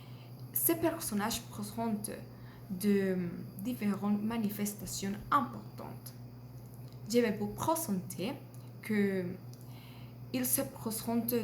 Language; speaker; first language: French; non-native, learner; Spanish